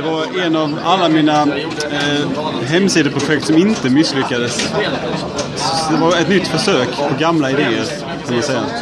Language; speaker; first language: Swedish; native; Swedish